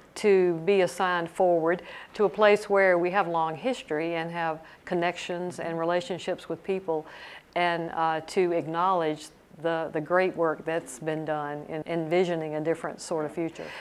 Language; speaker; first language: English; native; English